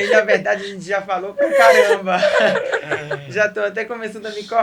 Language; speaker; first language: Portuguese; native; Portuguese